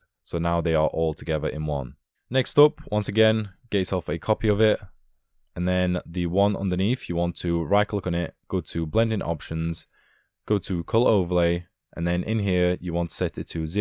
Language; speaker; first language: English; native; English